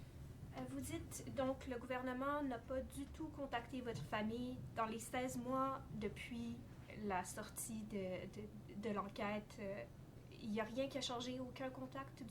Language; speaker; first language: French; native; French